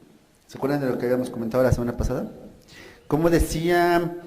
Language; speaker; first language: Spanish; native; Spanish